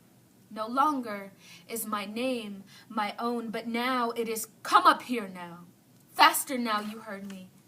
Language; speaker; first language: English; native; English